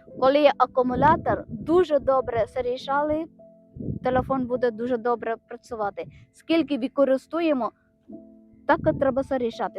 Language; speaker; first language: Ukrainian; non-native, learner; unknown